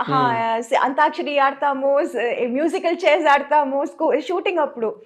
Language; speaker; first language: Telugu; non-native, local second language; Tamil